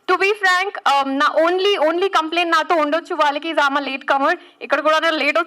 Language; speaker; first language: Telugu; non-native, learner; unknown